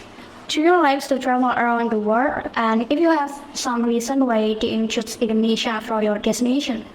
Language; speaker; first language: English; non-native, fluent; Indonesian